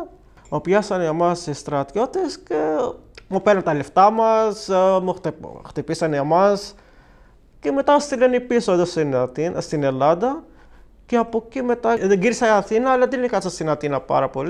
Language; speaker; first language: Greek; non-native, fluent; Arabic